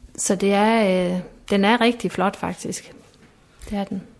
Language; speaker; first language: Danish; native; Danish